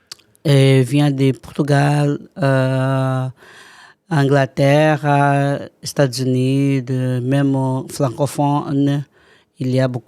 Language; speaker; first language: French; non-native, learner; Portuguese